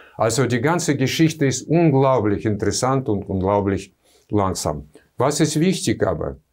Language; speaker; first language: German; non-native, fluent; Russian